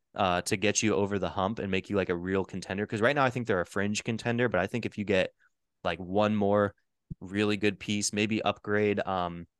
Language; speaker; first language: English; native; English